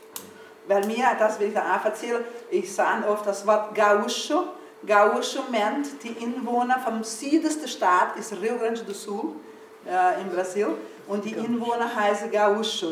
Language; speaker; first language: German; early bilingual, heritage; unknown